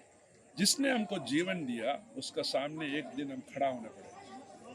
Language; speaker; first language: Hindi; non-native, local second language; Malayalam